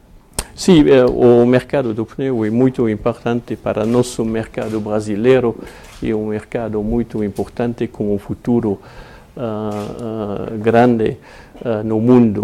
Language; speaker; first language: Portuguese; non-native, fluent; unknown